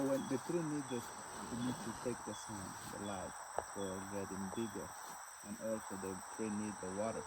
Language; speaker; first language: English; non-native, local second language; Spanish